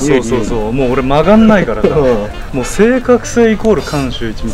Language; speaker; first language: Japanese; native; Japanese